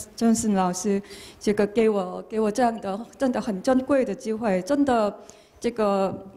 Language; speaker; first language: Chinese; non-native, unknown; Korean